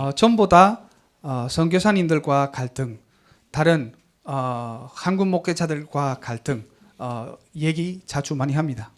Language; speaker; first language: Korean; non-native, fluent; Spanish